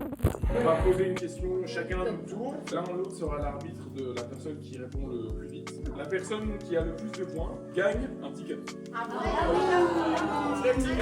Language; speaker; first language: French; native; French